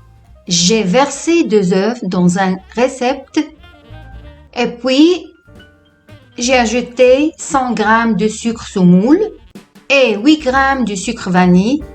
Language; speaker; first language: French; non-native, fluent; Italian